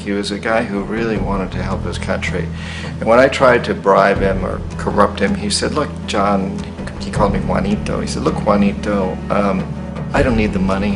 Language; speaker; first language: English; native; English